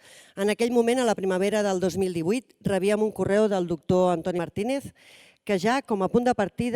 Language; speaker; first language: Catalan; native; Catalan